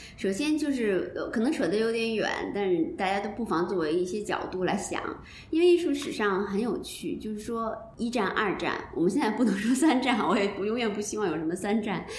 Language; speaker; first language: Chinese; native; Chinese